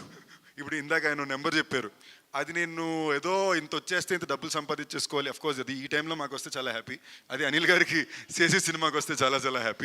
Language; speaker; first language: Telugu; native; Telugu